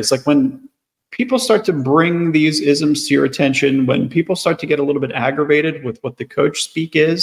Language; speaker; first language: English; native; English